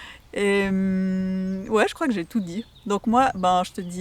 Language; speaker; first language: French; native; French